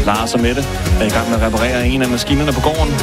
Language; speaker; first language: Danish; native; Danish